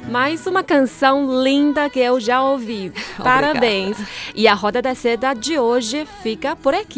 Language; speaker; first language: Portuguese; non-native, fluent; Chinese